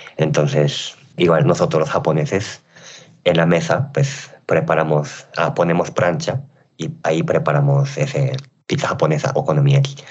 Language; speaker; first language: Spanish; non-native, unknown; Japanese